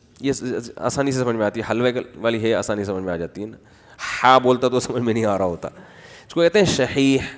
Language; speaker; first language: Urdu; native; Urdu